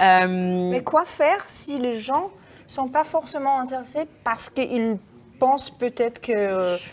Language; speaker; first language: French; non-native, fluent; Danish